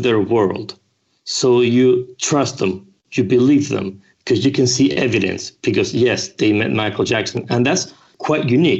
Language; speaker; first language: English; non-native, fluent; Spanish